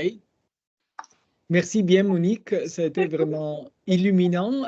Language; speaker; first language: French; non-native, fluent; Italian